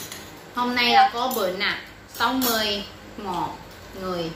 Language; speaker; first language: Vietnamese; non-native, learner; Thai